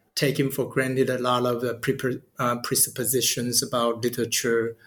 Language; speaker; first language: English; non-native, fluent; Chinese